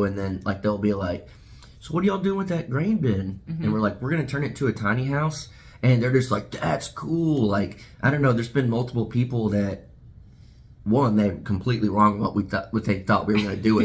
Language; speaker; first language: English; native; English